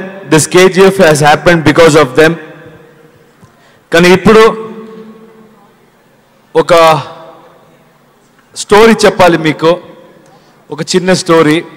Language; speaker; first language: Telugu; non-native, learner; Kannada